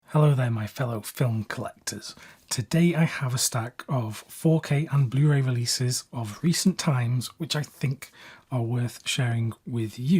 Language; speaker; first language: English; native; English